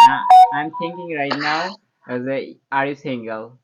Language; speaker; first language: English; non-native, learner; Bangla